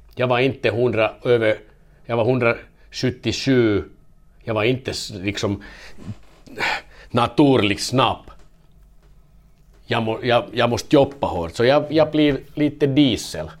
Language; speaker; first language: Swedish; non-native, learner; Finnish